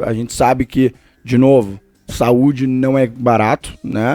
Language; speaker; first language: Portuguese; native; Portuguese